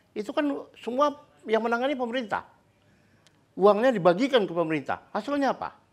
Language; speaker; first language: Indonesian; native; Indonesian